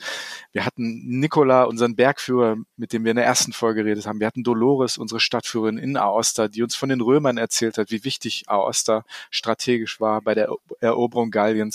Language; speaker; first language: German; native; German